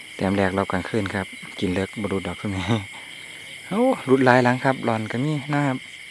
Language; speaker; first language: Thai; native; Thai